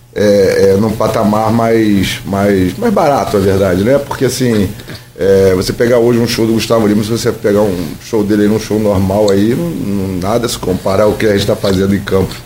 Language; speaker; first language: Portuguese; native; Portuguese